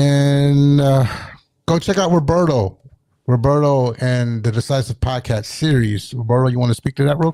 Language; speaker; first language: English; native; English